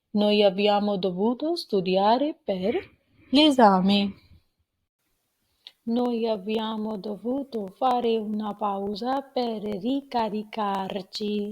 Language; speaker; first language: Italian; non-native, fluent; Punjabi